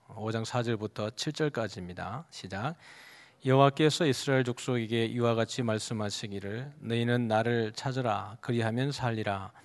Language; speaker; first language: Korean; native; Korean